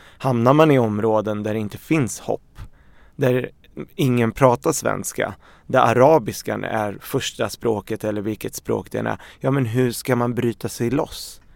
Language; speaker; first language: Swedish; early bilingual, other home language; Arabic